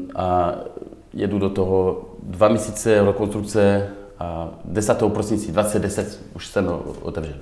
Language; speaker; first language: Czech; non-native, learner; French